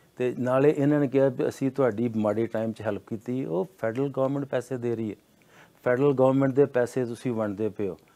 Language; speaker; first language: Punjabi; native; Punjabi